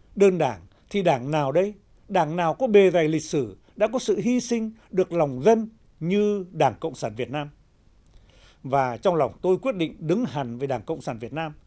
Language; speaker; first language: Vietnamese; native; Vietnamese